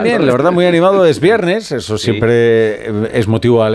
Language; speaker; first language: Spanish; native; Spanish